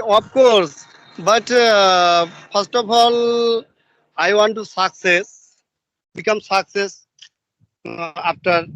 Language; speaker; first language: English; non-native, learner; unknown